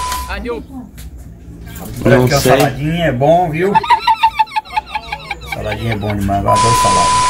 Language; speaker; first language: Portuguese; native; Portuguese